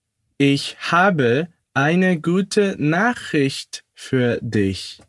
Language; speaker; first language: German; non-native, fluent; Portuguese